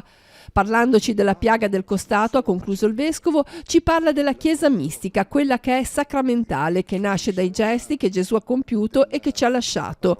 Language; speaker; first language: Italian; native; Italian